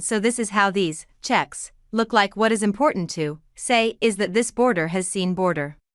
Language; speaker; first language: English; non-native, fluent; German